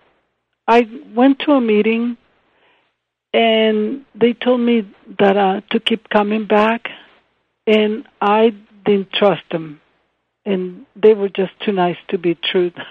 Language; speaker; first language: English; non-native, fluent; Spanish